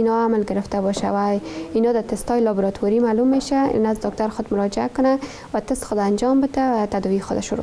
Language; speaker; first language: Persian; native; Persian